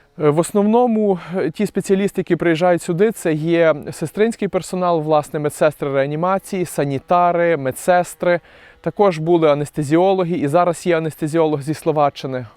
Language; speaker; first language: Ukrainian; native; Ukrainian